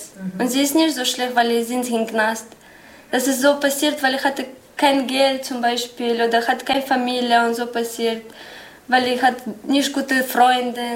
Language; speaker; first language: German; non-native, learner; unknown